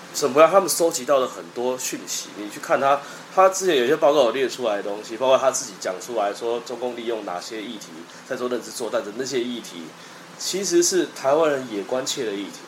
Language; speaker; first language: Chinese; native; Chinese